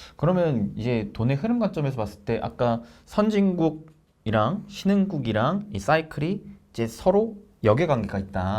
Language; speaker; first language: Korean; native; Korean